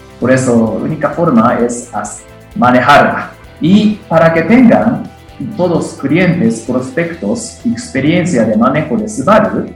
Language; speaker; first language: Spanish; non-native, fluent; Japanese